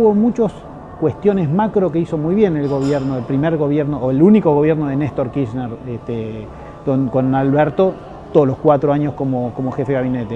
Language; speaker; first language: Spanish; native; Spanish